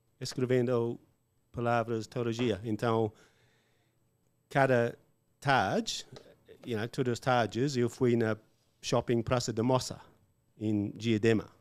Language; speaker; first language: Portuguese; non-native, learner; English